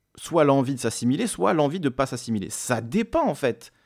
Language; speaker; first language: French; native; French